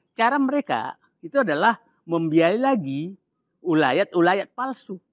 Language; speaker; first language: Indonesian; non-native, local second language; Buginese